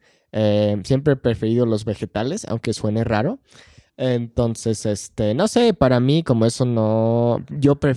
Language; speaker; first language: Spanish; non-native, fluent; English